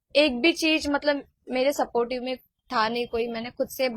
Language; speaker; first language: Hindi; non-native, local second language; Marathi